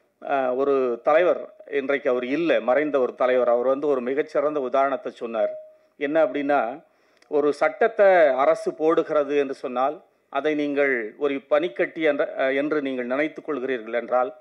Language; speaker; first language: Tamil; native; Tamil